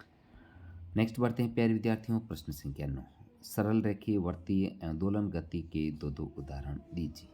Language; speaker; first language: Hindi; native; Hindi